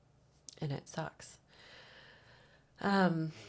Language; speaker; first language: English; native; English